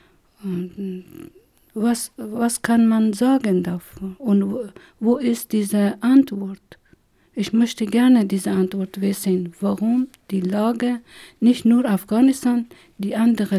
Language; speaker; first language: German; non-native, learner; Persian